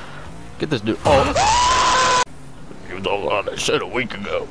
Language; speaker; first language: English; native; English